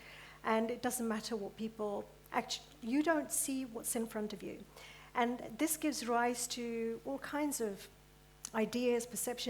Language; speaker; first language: English; early bilingual, other home language; Gujarati